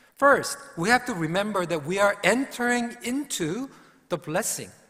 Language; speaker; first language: English; early bilingual, other home language; Korean